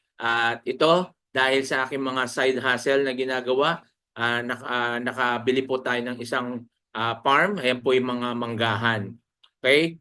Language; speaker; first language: Filipino; native; Filipino